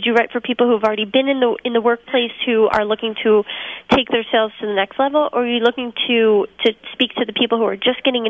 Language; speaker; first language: English; native; English